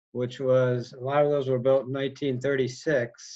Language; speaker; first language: English; native; English